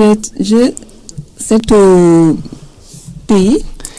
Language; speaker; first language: French; non-native, learner; Wolof